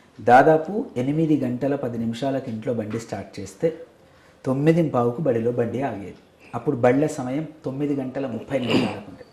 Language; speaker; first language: Telugu; native; Telugu